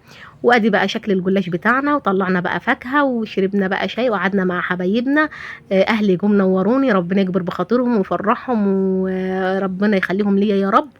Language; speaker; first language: Arabic; native; Arabic